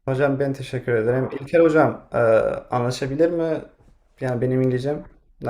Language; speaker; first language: Turkish; non-native, fluent; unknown